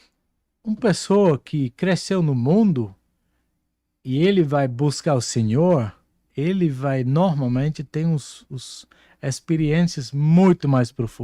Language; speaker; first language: Portuguese; non-native, fluent; Dutch